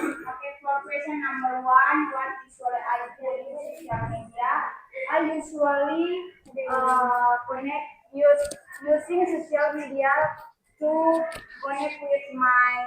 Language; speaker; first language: English; non-native, learner; Indonesian